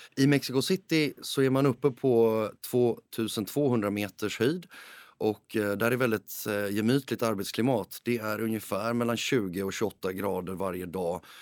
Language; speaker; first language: Swedish; early bilingual, heritage; Swedish